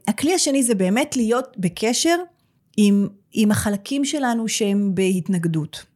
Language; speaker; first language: Hebrew; native; Hebrew